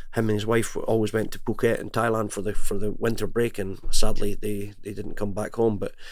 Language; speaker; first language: English; native; English